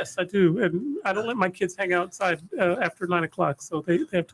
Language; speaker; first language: English; native; English